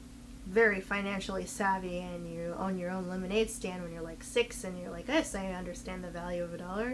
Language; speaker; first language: English; native; English